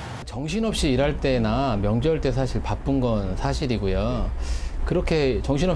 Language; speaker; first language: Korean; native; Korean